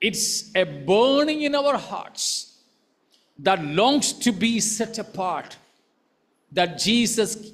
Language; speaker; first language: English; non-native, local second language; Hindi